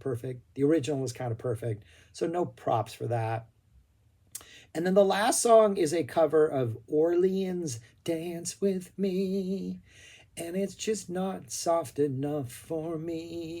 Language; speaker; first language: English; native; English